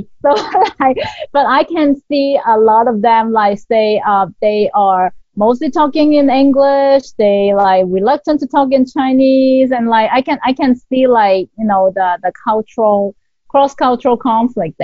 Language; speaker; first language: English; non-native, local second language; Cantonese